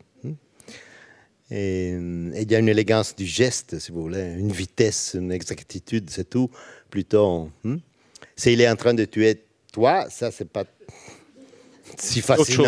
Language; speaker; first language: French; non-native, learner; Italian